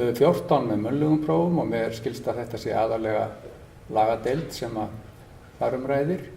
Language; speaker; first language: Icelandic; native; Icelandic